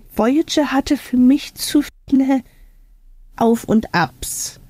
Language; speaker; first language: German; native; German